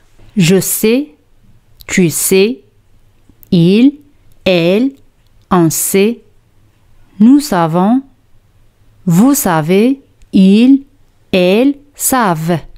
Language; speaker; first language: French; non-native, fluent; Spanish